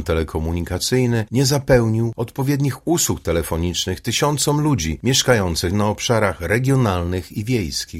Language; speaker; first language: Polish; native; Polish